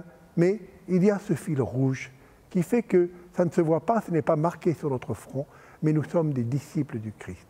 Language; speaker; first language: French; native; French